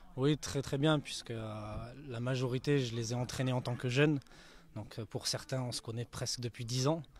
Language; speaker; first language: French; native; French